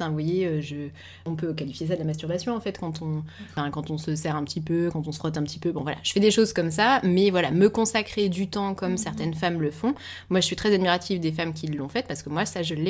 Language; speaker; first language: French; native; French